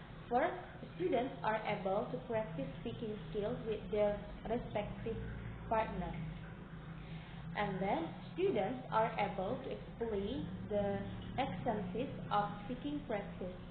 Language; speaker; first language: English; non-native, learner; Indonesian